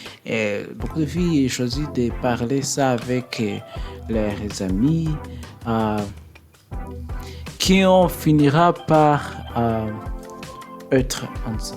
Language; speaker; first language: French; non-native, learner; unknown